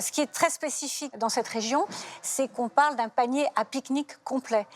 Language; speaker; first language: French; native; French